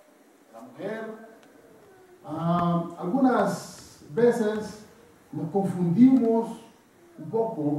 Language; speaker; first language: Spanish; non-native, fluent; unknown